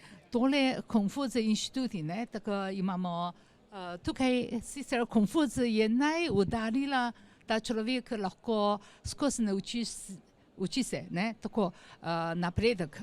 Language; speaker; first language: Slovenian; non-native, learner; Chinese